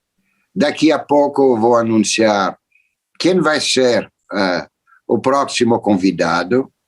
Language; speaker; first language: Portuguese; non-native, fluent; French